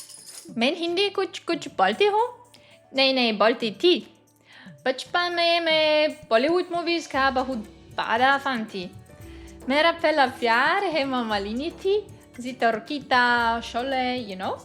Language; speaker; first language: Hindi; non-native, learner; Russian